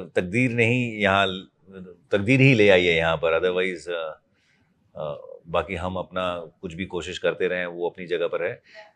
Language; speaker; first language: Hindi; native; Hindi